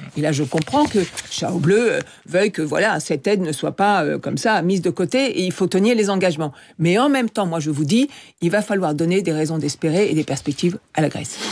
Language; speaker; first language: French; native; French